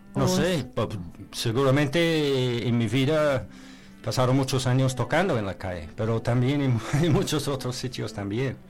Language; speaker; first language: Spanish; non-native, learner; English